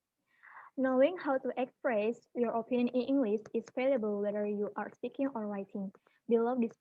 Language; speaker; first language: English; non-native, learner; Indonesian